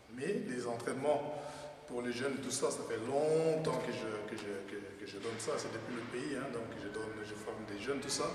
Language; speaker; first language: French; non-native, local second language; Lingala